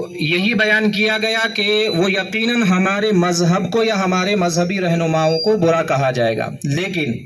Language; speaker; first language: Urdu; native; Urdu